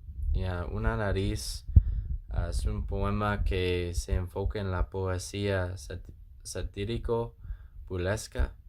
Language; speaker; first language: Spanish; non-native, learner; English